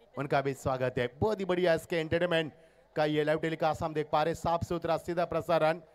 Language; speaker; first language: Hindi; non-native, local second language; Marathi